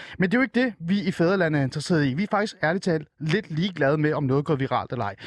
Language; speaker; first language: Danish; early bilingual, other home language; Persian